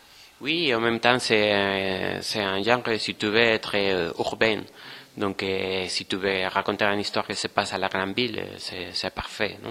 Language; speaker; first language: French; non-native, fluent; Spanish